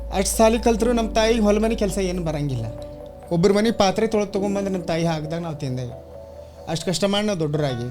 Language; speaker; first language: Kannada; native; Kannada